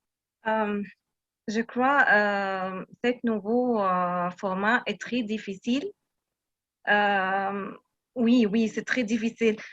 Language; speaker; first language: French; non-native, learner; Arabic